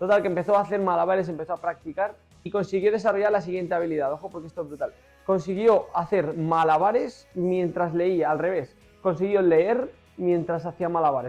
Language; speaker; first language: Spanish; native; Spanish